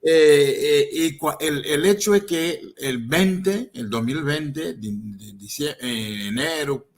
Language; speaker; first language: Spanish; non-native, fluent; Portuguese